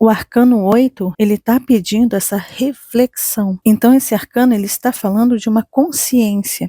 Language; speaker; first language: Portuguese; native; Portuguese